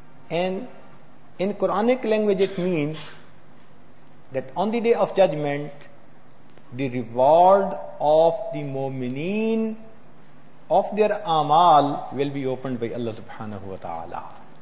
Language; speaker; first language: English; non-native, local second language; Urdu